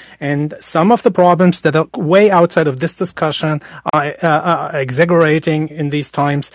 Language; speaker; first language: English; non-native, fluent; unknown